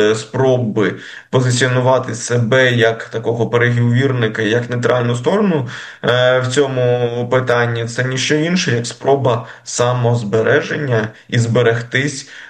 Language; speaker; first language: Ukrainian; native; Ukrainian